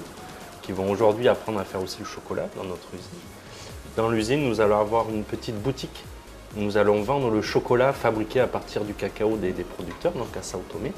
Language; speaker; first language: French; native; French